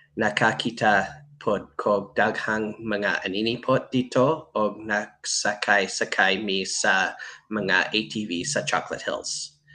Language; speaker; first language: Cebuano; non-native, learner; English